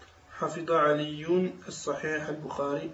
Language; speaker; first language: Arabic; non-native, learner; French